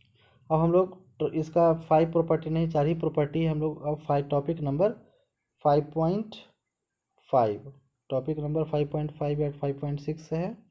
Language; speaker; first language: Hindi; native; Hindi